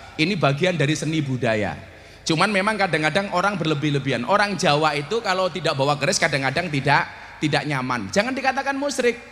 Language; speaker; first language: Indonesian; non-native, local second language; Javanese